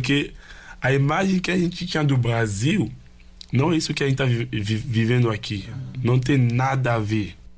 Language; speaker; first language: Portuguese; non-native, fluent; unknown